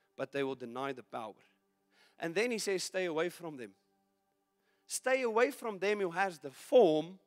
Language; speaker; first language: English; non-native, local second language; Afrikaans